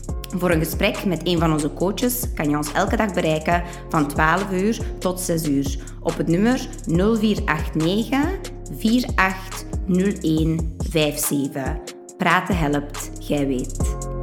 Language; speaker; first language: Dutch; native; Dutch